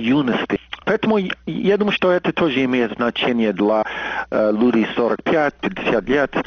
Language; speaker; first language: Russian; non-native, fluent; English